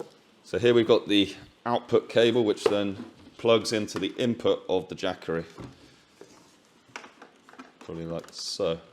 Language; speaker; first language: English; native; English